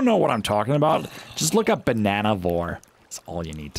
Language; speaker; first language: English; native; English